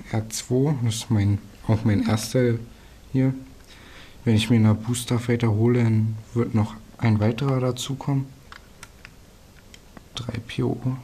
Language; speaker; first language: German; native; German